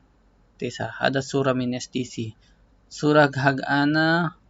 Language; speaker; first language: Arabic; non-native, learner; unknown